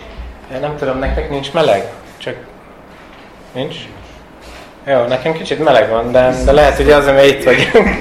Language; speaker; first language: Hungarian; early bilingual, heritage; Hungarian